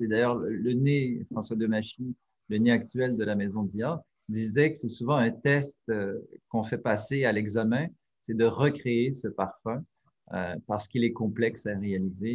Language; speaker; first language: French; native; French